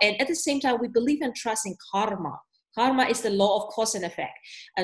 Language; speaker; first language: English; non-native, learner; Burmese